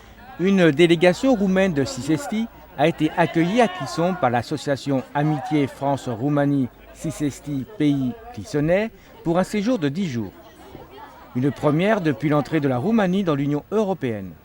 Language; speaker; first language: French; native; French